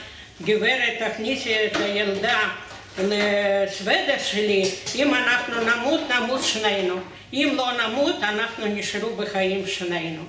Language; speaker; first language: Hebrew; non-native, fluent; Russian